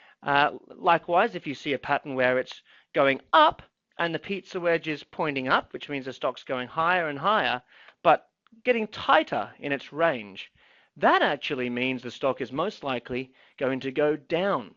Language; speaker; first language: English; native; English